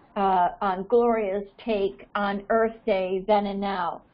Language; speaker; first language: English; native; English